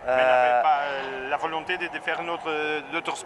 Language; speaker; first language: French; non-native, learner; Portuguese